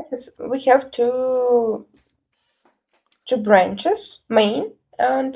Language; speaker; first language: English; non-native, learner; Russian